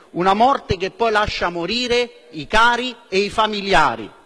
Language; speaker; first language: Italian; native; Italian